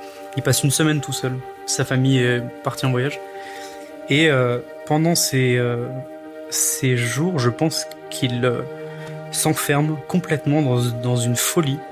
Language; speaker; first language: French; native; French